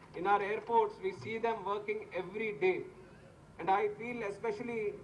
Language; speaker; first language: English; non-native, local second language; Telugu